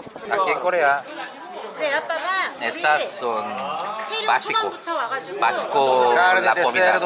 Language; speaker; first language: Spanish; non-native, learner; Korean